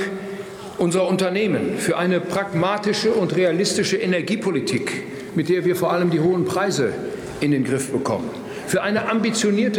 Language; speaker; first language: German; native; German